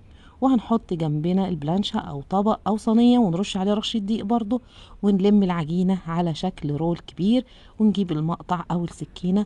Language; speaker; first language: Arabic; native; Arabic